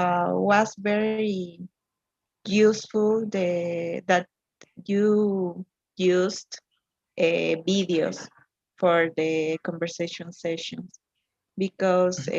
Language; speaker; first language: English; non-native, learner; Spanish